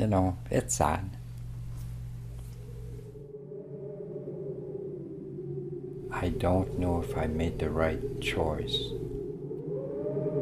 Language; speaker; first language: English; non-native, fluent; French